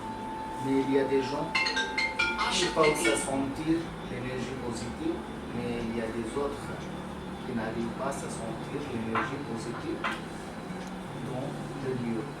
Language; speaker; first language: French; non-native, learner; Hindi